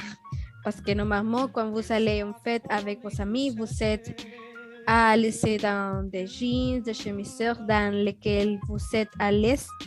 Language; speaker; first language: French; non-native, learner; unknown